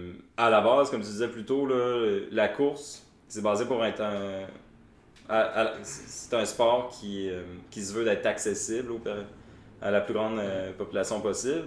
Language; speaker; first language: French; native; French